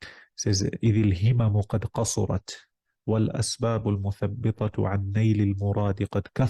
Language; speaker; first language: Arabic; non-native, fluent; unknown